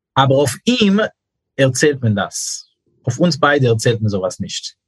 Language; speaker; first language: German; non-native, fluent; English